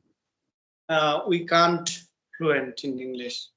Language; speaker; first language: English; non-native, learner; Bangla